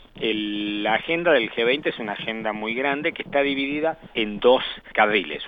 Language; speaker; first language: Spanish; native; Spanish